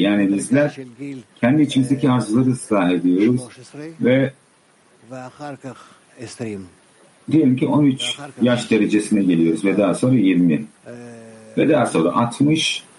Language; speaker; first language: Turkish; native; Turkish